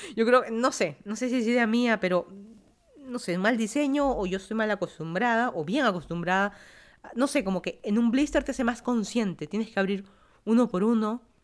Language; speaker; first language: Spanish; native; Spanish